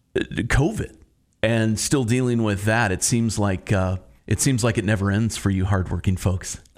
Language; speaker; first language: English; native; English